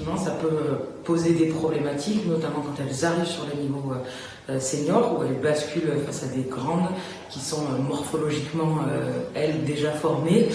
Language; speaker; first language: French; native; French